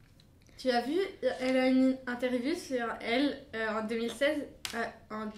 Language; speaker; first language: French; non-native, fluent; Bulgarian